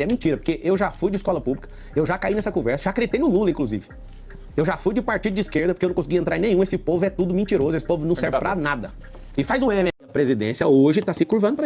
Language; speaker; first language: Portuguese; native; Portuguese